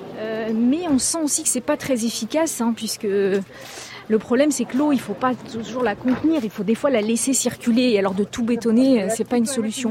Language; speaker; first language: French; native; French